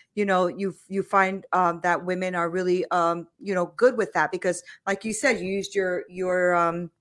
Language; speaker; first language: English; native; English